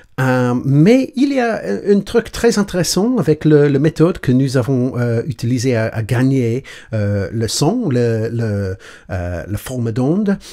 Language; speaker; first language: French; non-native, learner; English